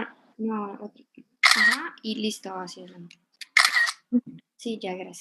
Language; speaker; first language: Spanish; native; Spanish